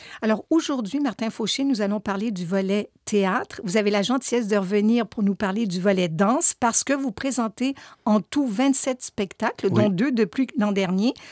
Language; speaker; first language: French; native; French